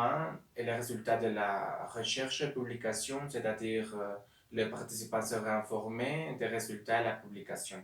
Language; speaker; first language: French; non-native, learner; Spanish